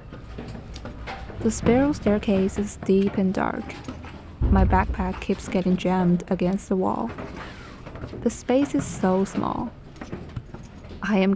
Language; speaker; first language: English; non-native, fluent; Chinese